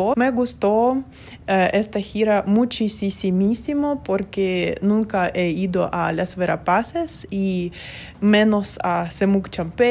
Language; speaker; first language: Spanish; non-native, fluent; Russian